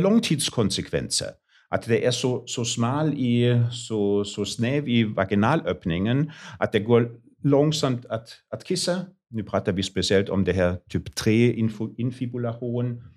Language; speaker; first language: Swedish; non-native, fluent; German